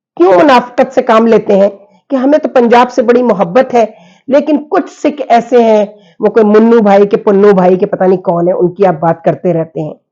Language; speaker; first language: Urdu; native; Urdu